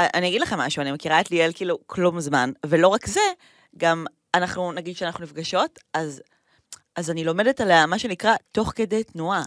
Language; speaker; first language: Hebrew; native; Hebrew